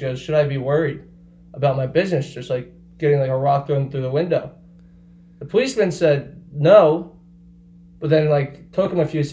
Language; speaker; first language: English; native; English